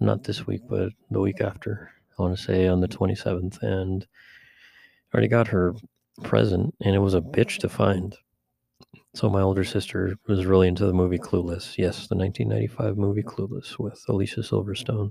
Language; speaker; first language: English; native; English